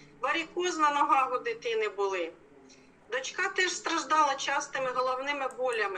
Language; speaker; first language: Ukrainian; native; Ukrainian